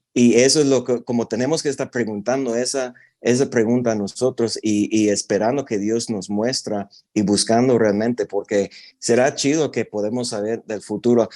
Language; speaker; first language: Spanish; non-native, fluent; English